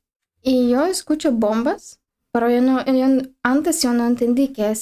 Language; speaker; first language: Spanish; non-native, learner; Ukrainian